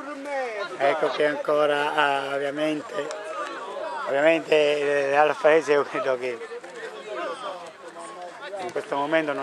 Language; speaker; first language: Italian; native; Italian